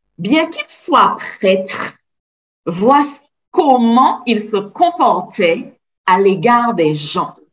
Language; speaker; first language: French; native; French